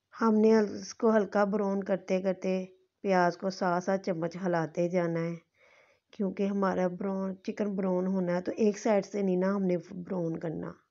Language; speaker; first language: Urdu; non-native, local second language; Punjabi